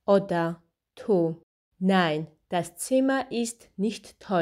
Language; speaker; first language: German; non-native, fluent; Georgian